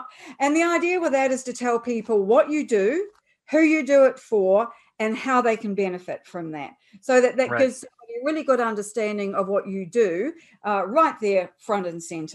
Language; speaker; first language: English; native; English